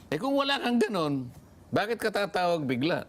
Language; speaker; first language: Filipino; native; Filipino